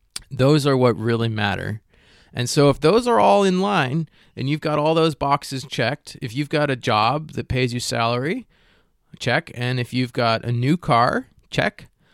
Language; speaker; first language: English; native; English